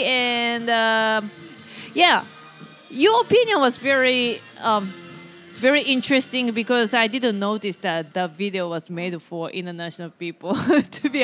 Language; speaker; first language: English; non-native, fluent; Japanese